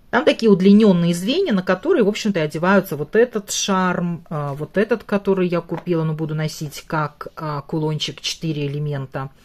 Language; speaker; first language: Russian; native; Russian